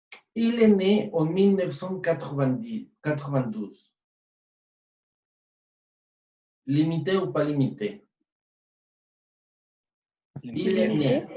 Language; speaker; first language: French; non-native, fluent; Spanish